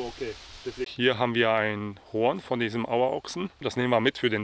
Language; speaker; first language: German; native; German